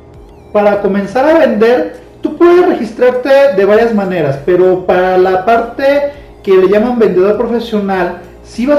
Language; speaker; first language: Spanish; native; Spanish